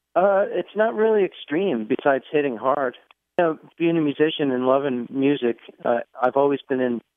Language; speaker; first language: English; native; English